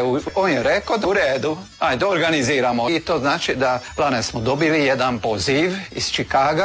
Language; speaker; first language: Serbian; early bilingual, heritage; Serbian